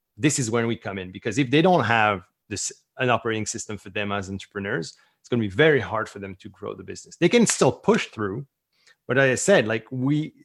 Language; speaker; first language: English; non-native, fluent; French